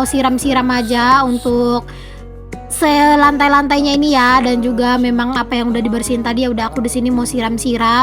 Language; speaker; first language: Indonesian; native; Indonesian